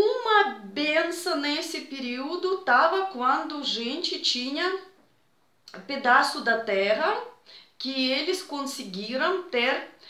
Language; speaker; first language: Portuguese; non-native, fluent; Russian